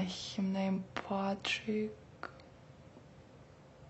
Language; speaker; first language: English; non-native, learner; Russian